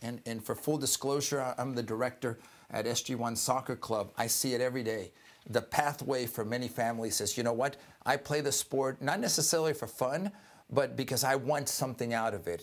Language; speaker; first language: English; early bilingual, other home language; Spanish